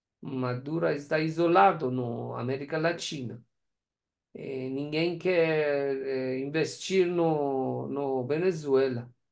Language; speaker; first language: Portuguese; non-native, learner; Persian